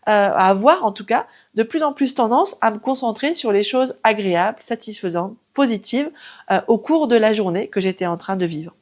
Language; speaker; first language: French; native; French